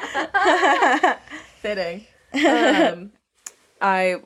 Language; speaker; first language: English; native; English